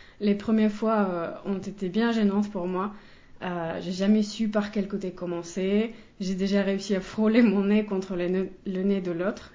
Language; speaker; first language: French; non-native, fluent; Finnish